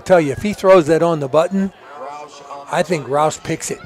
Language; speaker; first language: English; native; English